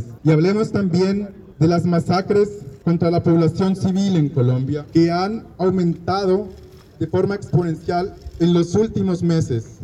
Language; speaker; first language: Spanish; native; Spanish